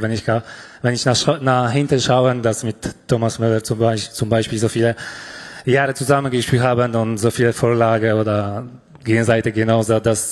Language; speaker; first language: German; non-native, fluent; Polish